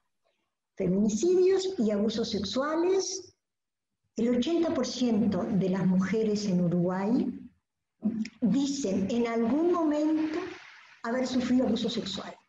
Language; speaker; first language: Spanish; native; Spanish